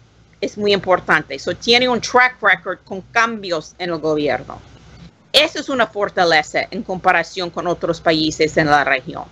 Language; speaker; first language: Spanish; non-native, learner; English